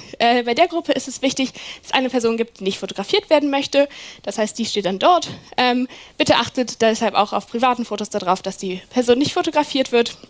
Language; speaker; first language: German; native; German